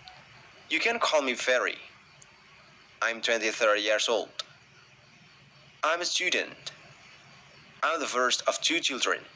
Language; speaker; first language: English; non-native, learner; Indonesian